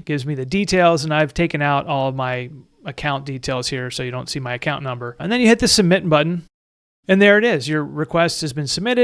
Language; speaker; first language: English; native; English